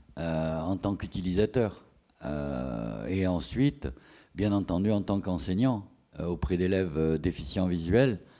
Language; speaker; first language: French; native; French